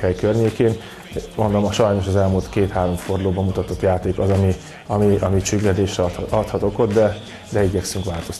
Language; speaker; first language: Hungarian; native; Hungarian